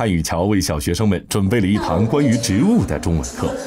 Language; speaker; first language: Chinese; native; Chinese